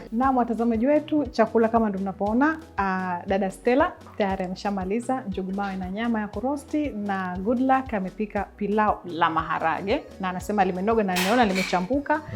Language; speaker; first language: Swahili; native; Swahili